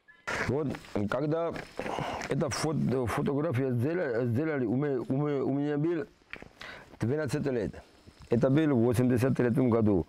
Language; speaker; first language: Russian; non-native, local second language; Georgian